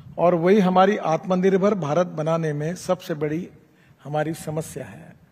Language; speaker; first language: Hindi; non-native, local second language; Marathi